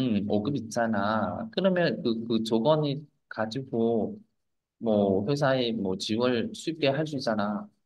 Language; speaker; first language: Korean; non-native, fluent; Vietnamese